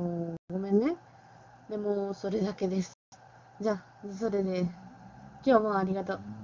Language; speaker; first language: Japanese; non-native, learner; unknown